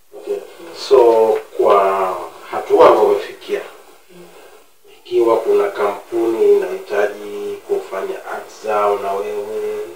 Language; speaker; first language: Swahili; native; Swahili